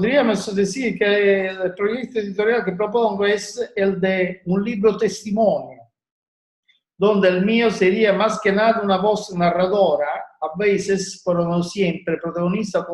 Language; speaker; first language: Spanish; non-native, learner; Italian